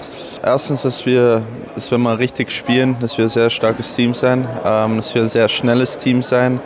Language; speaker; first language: German; non-native, fluent; Dutch